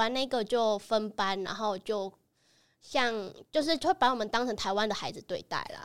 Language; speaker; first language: Chinese; early bilingual, other home language; Vietnamese